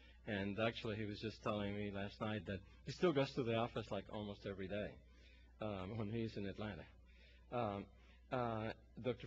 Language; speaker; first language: English; non-native, local second language; Spanish